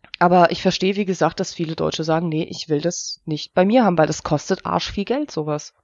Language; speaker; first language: German; early bilingual, other home language; Russian